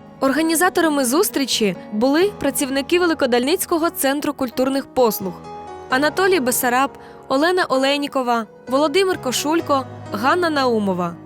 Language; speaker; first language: Ukrainian; native; Ukrainian